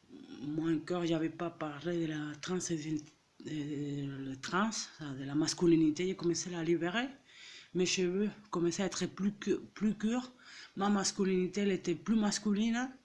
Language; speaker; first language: French; non-native, fluent; Catalan